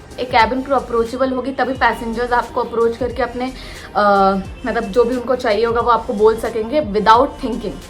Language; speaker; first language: Hindi; native; Hindi